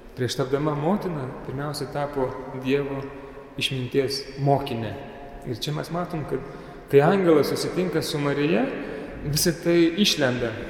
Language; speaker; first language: Lithuanian; native; Lithuanian